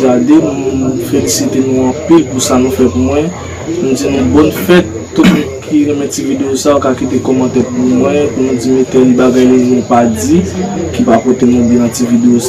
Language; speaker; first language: French; non-native, learner; Haitian Creole